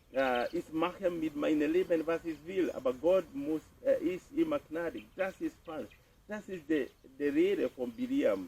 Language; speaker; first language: German; non-native, fluent; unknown